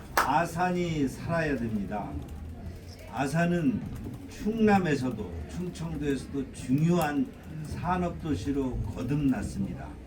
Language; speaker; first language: Korean; native; Korean